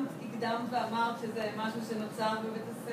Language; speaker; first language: Hebrew; native; Hebrew